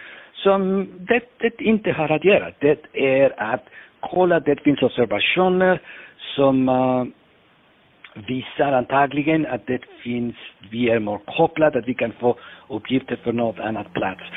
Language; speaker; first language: Swedish; non-native, fluent; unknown